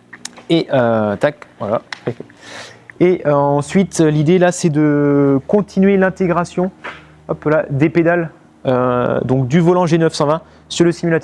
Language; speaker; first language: French; native; French